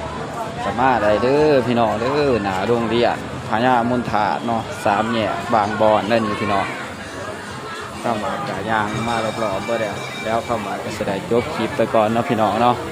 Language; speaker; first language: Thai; non-native, local second language; Northeastern Thai